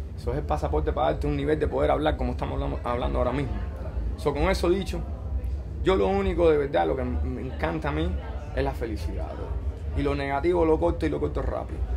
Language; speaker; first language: Spanish; early bilingual, heritage; Spanish